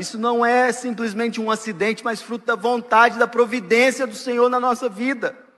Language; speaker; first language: Portuguese; native; Portuguese